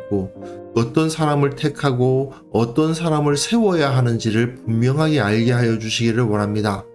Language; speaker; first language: Korean; native; Korean